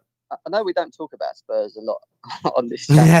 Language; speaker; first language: English; native; English